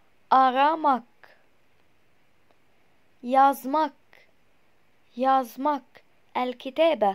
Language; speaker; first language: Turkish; non-native, fluent; Arabic